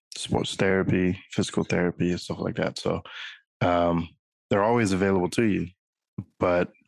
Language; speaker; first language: English; native; English